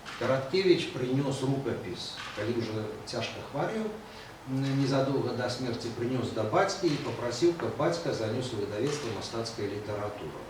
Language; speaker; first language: Belarusian; native; Belarusian